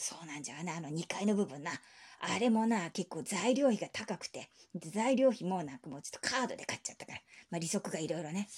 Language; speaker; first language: Japanese; native; Japanese